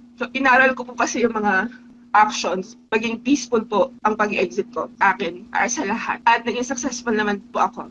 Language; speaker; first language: Filipino; native; Filipino